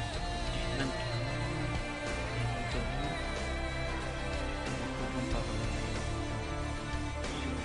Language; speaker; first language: French; non-native, learner; Arabic